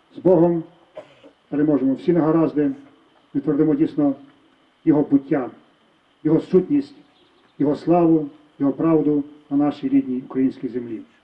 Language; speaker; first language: Ukrainian; native; Ukrainian